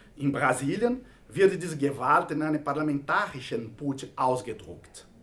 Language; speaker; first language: German; non-native, fluent; Portuguese